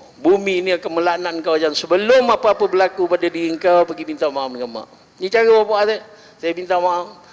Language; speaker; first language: Malay; native; Malay